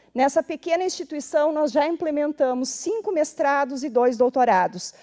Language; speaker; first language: Portuguese; native; Portuguese